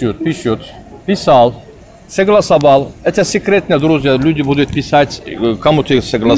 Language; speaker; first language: Russian; non-native, learner; Turkish